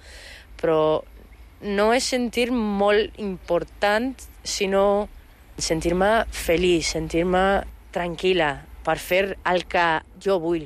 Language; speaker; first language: Catalan; non-native, fluent; Portuguese